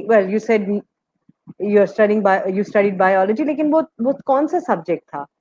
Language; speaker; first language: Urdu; native; Urdu